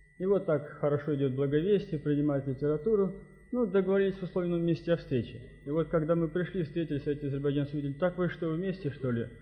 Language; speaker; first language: Russian; native; Russian